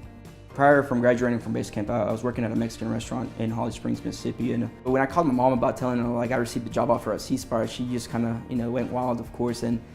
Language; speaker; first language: English; early bilingual, other home language; Spanish